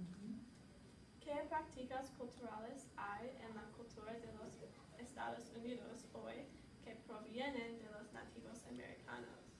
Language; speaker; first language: Spanish; non-native, learner; English